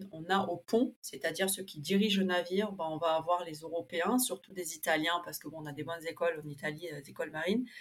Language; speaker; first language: French; early bilingual, other home language; Spanish